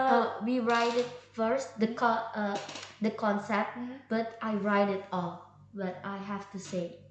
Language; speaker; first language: English; non-native, learner; Indonesian